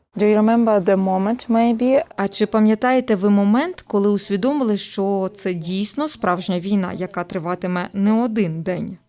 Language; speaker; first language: Ukrainian; native; Ukrainian